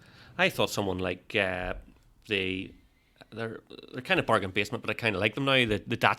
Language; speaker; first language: English; native; English